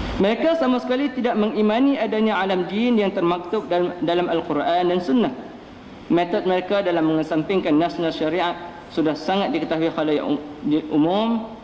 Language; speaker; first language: Malay; native; Malay